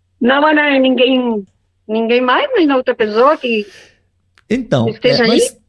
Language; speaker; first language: Portuguese; non-native, learner; Spanish